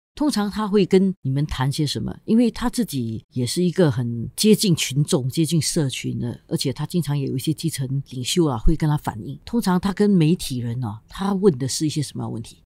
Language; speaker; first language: Chinese; native; Chinese